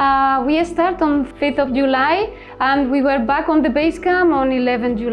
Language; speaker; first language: English; non-native, learner; Spanish